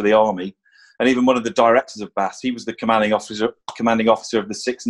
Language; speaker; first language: English; native; English